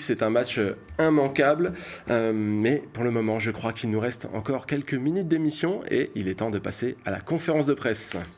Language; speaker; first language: French; native; French